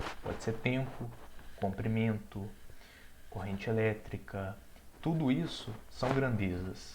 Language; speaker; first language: Portuguese; native; Portuguese